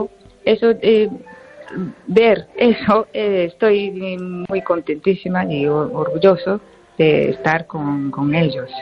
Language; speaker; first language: Spanish; non-native, learner; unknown